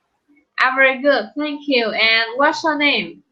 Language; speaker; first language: English; non-native, learner; Vietnamese